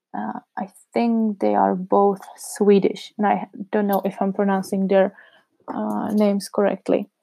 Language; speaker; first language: English; non-native, fluent; Czech